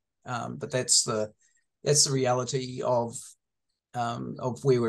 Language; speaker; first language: English; native; English